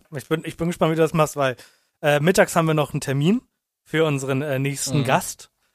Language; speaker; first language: German; native; German